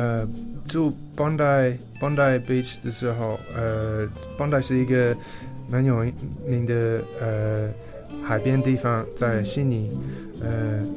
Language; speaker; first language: Chinese; non-native, fluent; English